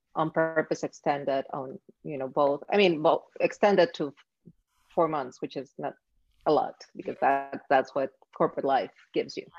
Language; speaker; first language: English; non-native, fluent; Spanish